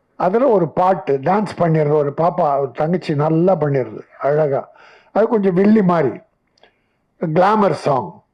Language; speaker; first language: Tamil; native; Tamil